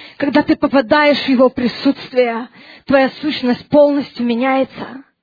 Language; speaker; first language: Russian; early bilingual, heritage; Russian